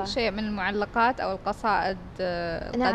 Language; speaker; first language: Arabic; native; Arabic